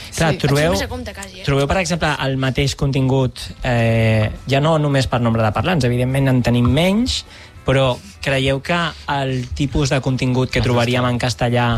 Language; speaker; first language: Catalan; native; Catalan